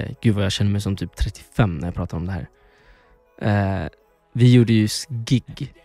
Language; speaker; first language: Swedish; early bilingual, other home language; Spanish